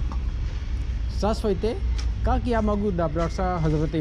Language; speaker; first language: Russian; non-native, learner; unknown